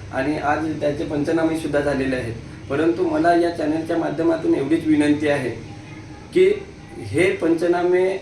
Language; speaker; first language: Marathi; native; Marathi